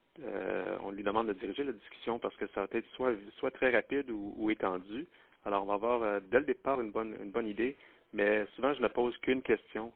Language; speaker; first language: French; native; French